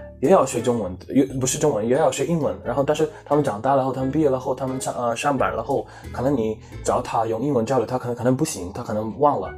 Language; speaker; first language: Chinese; non-native, fluent; Hindi